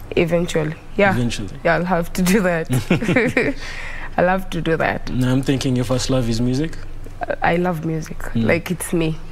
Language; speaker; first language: English; non-native, local second language; Luo (Kenya and Tanzania)